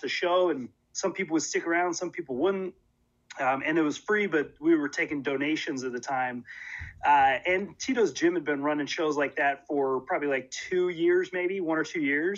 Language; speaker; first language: English; native; English